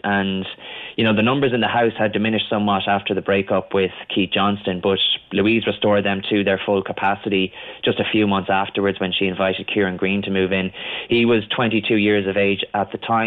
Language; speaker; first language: English; native; English